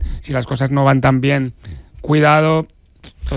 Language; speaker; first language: Spanish; native; Spanish